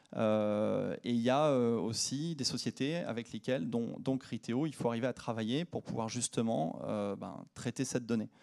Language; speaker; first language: French; native; French